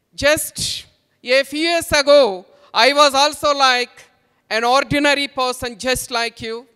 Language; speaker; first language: English; non-native, local second language; Telugu